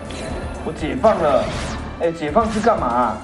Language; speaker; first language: Chinese; native; Chinese